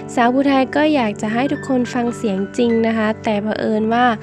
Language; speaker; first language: Thai; native; Thai